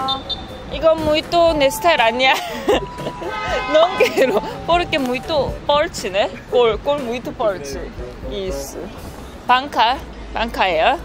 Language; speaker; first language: Portuguese; non-native, learner; Korean